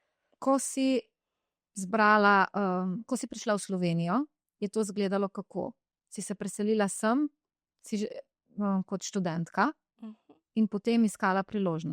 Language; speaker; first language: Slovenian; native; Slovenian